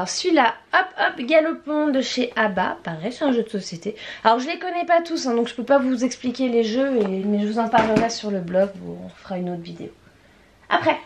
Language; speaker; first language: French; native; French